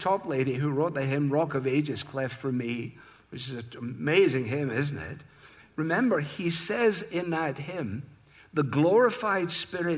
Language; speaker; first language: English; native; English